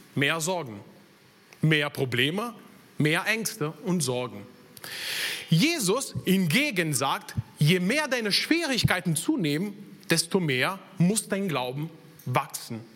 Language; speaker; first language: German; non-native, fluent; Italian